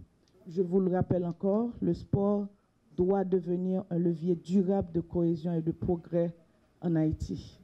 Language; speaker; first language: French; non-native, local second language; Haitian Creole